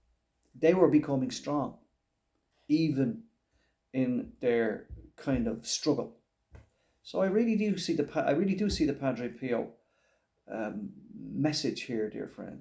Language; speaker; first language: English; native; English